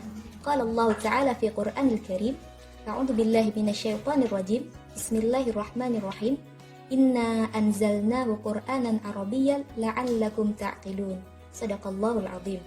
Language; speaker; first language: Arabic; non-native, learner; Indonesian